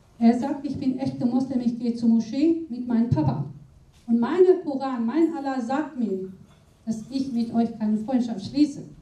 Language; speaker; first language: German; non-native, fluent; Aramaic